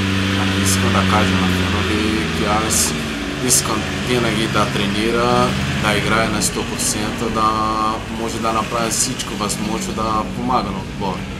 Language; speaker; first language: Bulgarian; non-native, learner; Portuguese